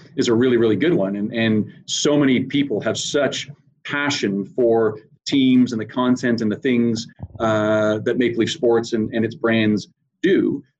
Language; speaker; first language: English; native; English